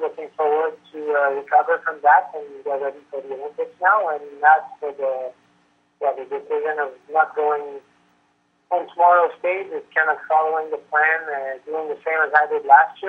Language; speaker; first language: English; non-native, local second language; French